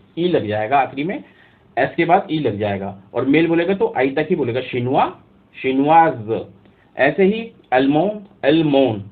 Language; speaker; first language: Hindi; native; Hindi